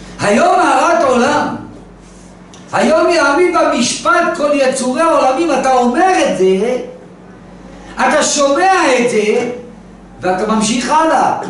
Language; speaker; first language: Hebrew; native; Hebrew